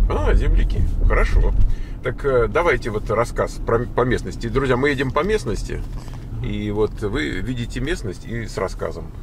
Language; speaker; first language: Russian; native; Russian